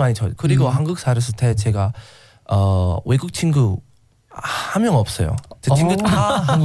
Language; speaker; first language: Korean; non-native, learner; English